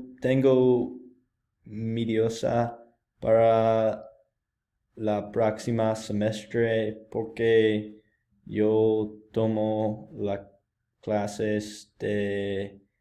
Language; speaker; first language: Spanish; non-native, learner; English